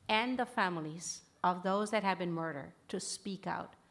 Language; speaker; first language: English; early bilingual, other home language; Spanish